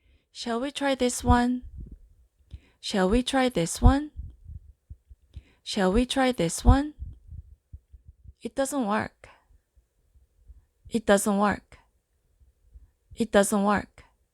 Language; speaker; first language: English; non-native, fluent; Korean